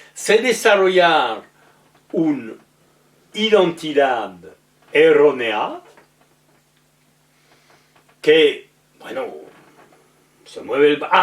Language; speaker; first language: Spanish; non-native, learner; French